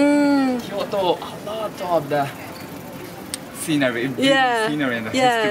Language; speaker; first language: English; non-native, learner; Japanese